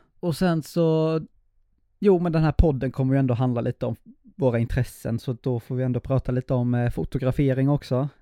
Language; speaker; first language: Swedish; native; Swedish